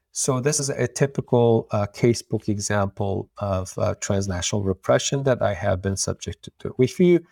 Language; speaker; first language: English; non-native, fluent; Uyghur